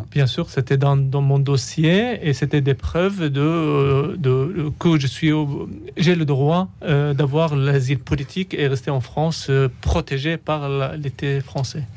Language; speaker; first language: French; non-native, fluent; Arabic